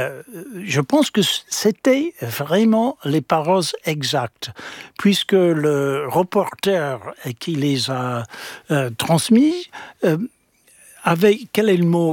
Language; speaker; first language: French; non-native, fluent; English